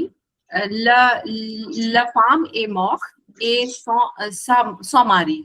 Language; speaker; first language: French; non-native, learner; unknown